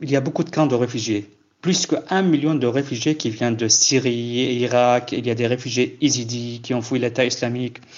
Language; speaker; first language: French; non-native, fluent; Kurdish